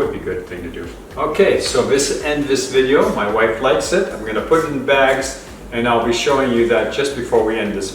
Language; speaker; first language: English; native; English